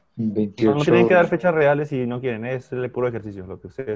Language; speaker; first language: Spanish; native; Spanish